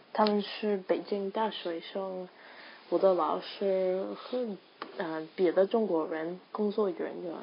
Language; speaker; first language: Chinese; non-native, learner; English